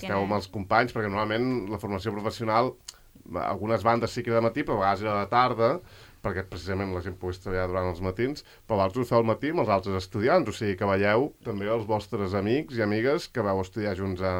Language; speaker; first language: Catalan; native; Catalan